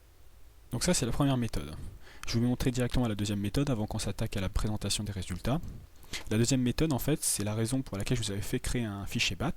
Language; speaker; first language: French; native; French